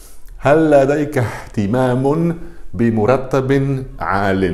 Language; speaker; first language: Arabic; non-native, fluent; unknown